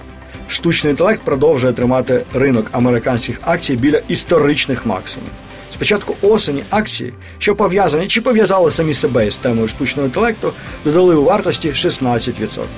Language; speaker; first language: Ukrainian; native; Ukrainian